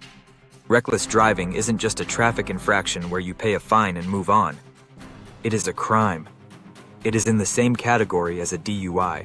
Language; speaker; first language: English; native; English